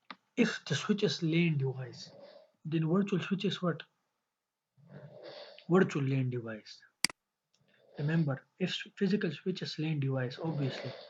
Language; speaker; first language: English; non-native, local second language; Urdu